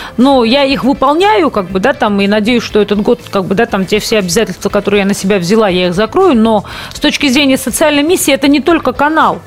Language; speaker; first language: Russian; native; Russian